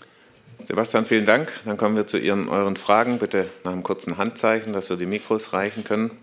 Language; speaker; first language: German; native; German